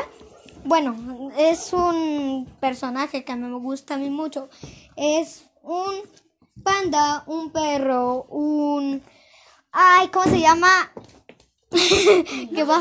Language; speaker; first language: Spanish; native; Spanish